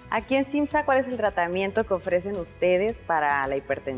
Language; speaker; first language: Spanish; native; Spanish